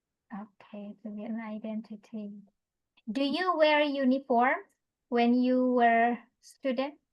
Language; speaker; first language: English; non-native, fluent; Indonesian